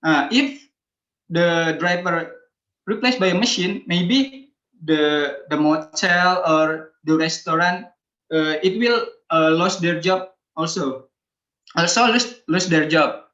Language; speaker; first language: English; non-native, learner; Indonesian